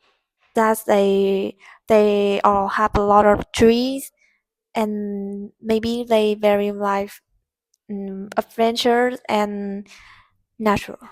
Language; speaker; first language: English; non-native, learner; Vietnamese